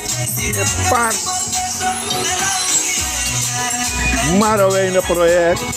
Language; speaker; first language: Dutch; non-native, local second language; Sranan Tongo